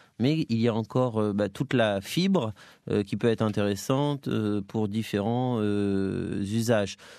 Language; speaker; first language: French; native; French